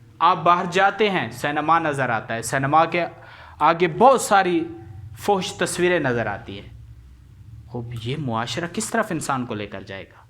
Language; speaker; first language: Urdu; non-native, local second language; Punjabi